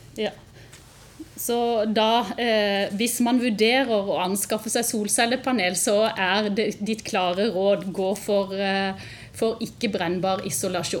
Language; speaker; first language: Norwegian; native; Norwegian